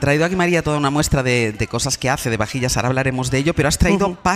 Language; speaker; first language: Spanish; native; Spanish